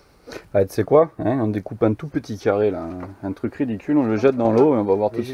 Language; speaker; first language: French; native; French